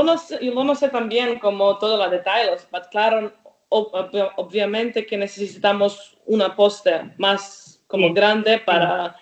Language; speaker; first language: Spanish; non-native, learner; Croatian